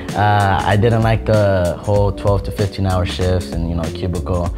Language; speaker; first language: English; early bilingual, other home language; Spanish